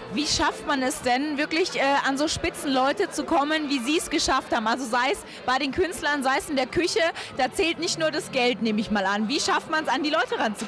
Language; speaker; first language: German; native; German